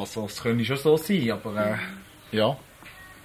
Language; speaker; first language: German; native; German